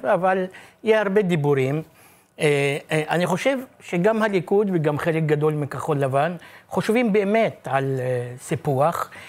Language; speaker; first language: Hebrew; non-native, local second language; Arabic